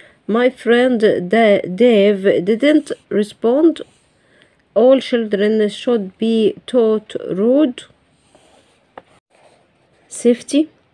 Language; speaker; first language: English; non-native, fluent; Arabic